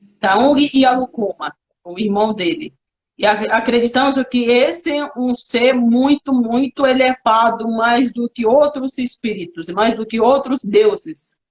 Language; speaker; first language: Portuguese; non-native, local second language; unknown